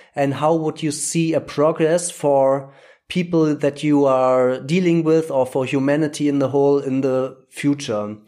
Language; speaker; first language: English; non-native, fluent; German